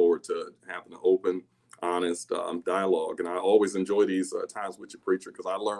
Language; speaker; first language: English; native; English